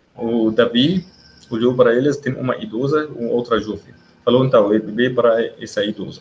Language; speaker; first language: Portuguese; non-native, fluent; Arabic